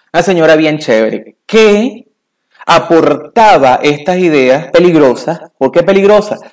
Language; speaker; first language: Spanish; native; Spanish